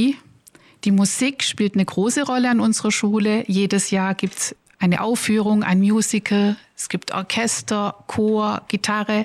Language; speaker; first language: German; native; German